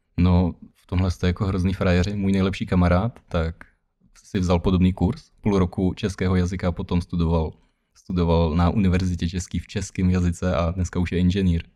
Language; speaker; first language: Czech; early bilingual, other home language; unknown